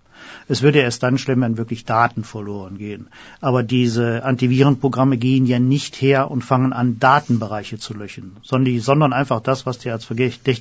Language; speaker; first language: German; native; German